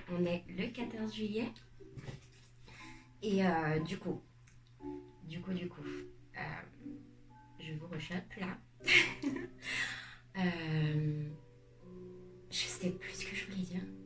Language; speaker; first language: French; native; French